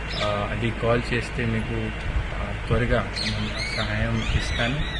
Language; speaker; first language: Telugu; non-native, learner; Hindi